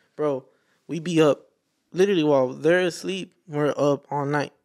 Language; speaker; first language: English; native; English